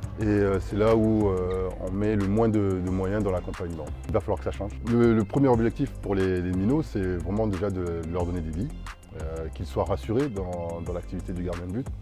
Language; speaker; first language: French; early bilingual, other home language; Dyula